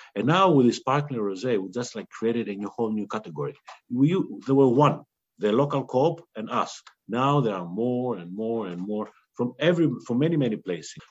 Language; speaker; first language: English; non-native, fluent; Greek